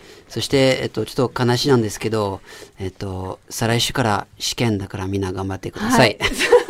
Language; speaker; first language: Japanese; non-native, fluent; French